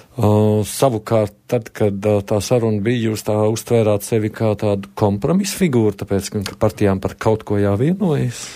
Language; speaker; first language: Latvian; native; Latvian